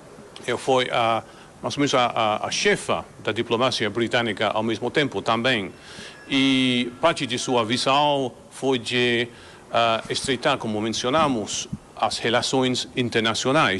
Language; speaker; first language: Portuguese; non-native, learner; English